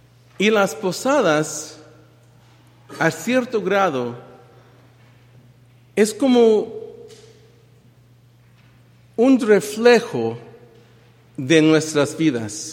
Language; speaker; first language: Spanish; early bilingual, heritage; Spanish